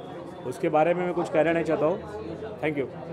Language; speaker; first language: Hindi; native; Hindi